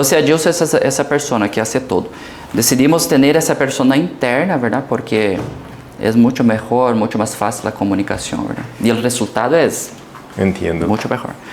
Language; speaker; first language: Portuguese; early bilingual, heritage; Portuguese